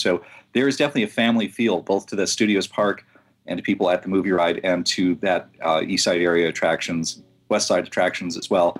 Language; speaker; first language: English; native; English